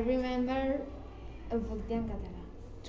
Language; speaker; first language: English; non-native, learner; Catalan